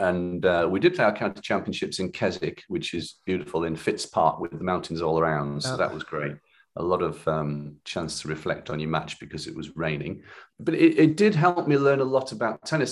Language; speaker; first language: English; native; English